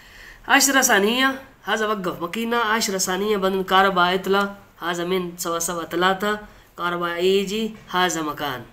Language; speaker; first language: Arabic; non-native, learner; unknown